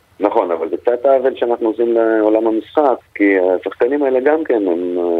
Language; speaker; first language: Hebrew; native; Hebrew